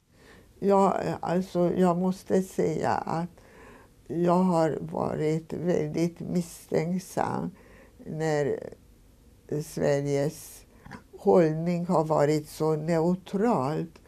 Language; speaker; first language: Swedish; non-native, fluent; Hungarian